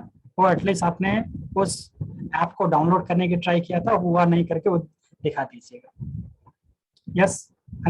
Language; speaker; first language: Hindi; non-native, fluent; Nepali